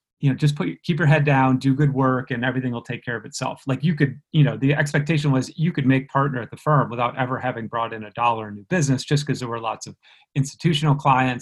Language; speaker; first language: English; native; English